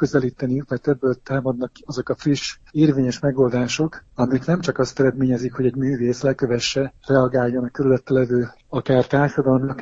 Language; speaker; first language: Hungarian; native; Hungarian